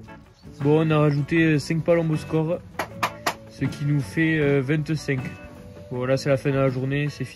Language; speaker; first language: French; native; French